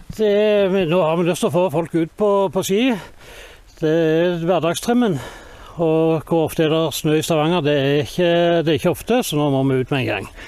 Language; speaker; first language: Norwegian; native; Norwegian